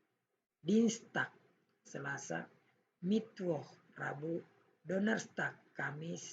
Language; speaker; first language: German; non-native, fluent; Indonesian